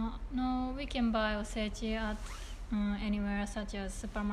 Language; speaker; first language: English; non-native, learner; Japanese